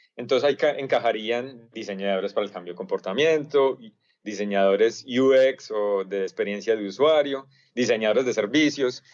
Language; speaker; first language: Spanish; native; Spanish